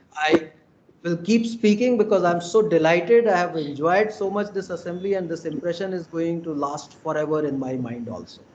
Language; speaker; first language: English; non-native, local second language; Hindi